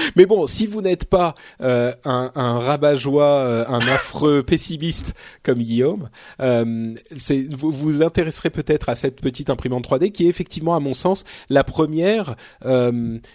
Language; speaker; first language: French; native; French